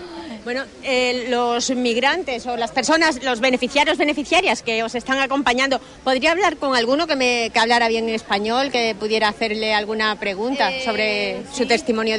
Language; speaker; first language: Spanish; native; Spanish